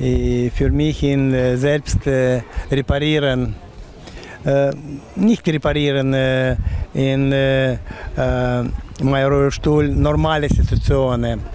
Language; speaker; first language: German; non-native, learner; Russian